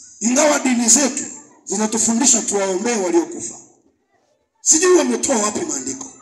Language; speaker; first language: Swahili; native; Swahili